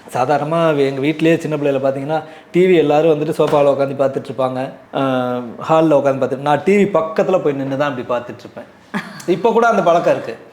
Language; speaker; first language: Tamil; native; Tamil